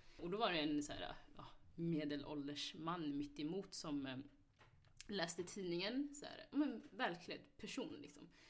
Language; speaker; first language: Swedish; early bilingual, other home language; Somali